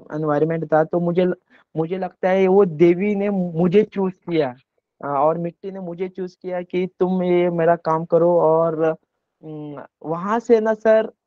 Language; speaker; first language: Hindi; non-native, local second language; Konkani